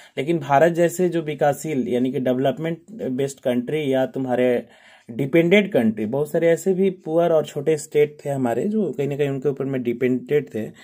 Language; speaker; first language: Hindi; native; Hindi